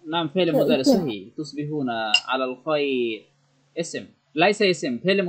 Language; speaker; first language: Arabic; non-native, learner; Bangla